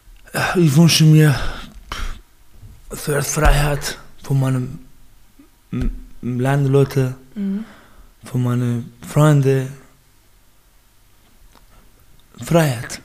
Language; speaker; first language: German; non-native, learner; Baluchi